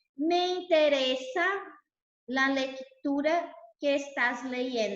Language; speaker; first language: Spanish; non-native, fluent; Portuguese